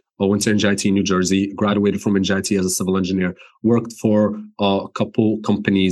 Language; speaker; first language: English; non-native, fluent; Arabic